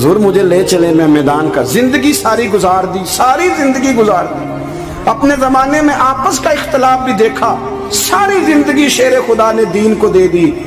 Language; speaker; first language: Urdu; non-native, local second language; Punjabi